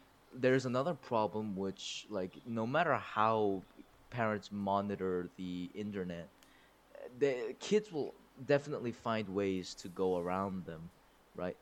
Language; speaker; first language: English; non-native, fluent; Korean